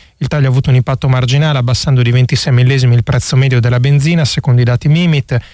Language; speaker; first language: Italian; native; Italian